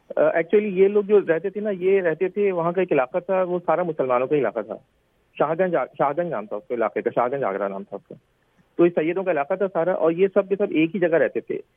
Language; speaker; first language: Urdu; native; Urdu